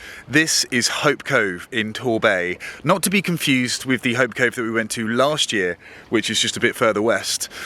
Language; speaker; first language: English; native; English